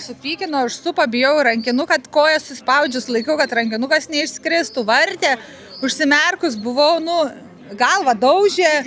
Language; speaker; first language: Lithuanian; native; Lithuanian